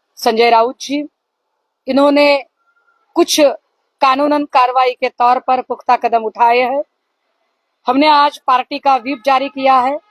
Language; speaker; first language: Hindi; non-native, local second language; Marathi